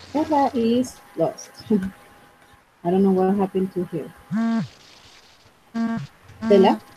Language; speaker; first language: English; non-native, fluent; Spanish